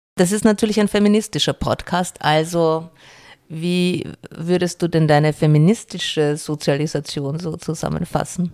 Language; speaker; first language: German; native; German